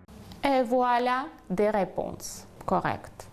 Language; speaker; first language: French; non-native, fluent; Ukrainian